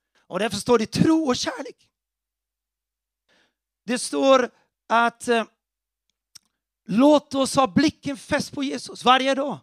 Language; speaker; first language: Swedish; non-native, fluent; Portuguese